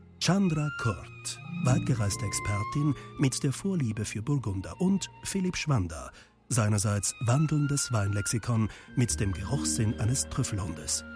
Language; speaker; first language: German; native; German